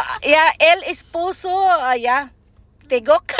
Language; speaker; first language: Spanish; non-native, learner; Waray